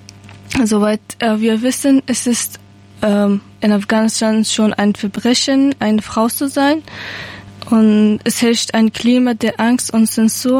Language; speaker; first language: German; non-native, learner; Persian